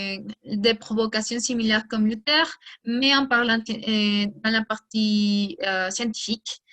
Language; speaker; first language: French; non-native, learner; Spanish